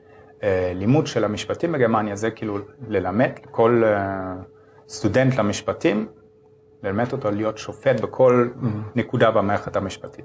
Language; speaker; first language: Hebrew; non-native, fluent; German